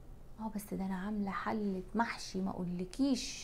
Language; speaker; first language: Arabic; native; Arabic